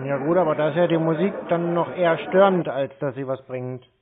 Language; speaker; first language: German; native; German